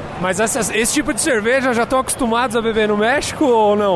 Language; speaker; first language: Portuguese; native; Portuguese